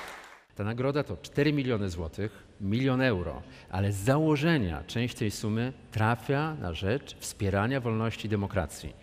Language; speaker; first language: Polish; native; Polish